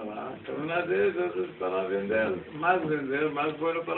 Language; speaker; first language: Spanish; non-native, learner; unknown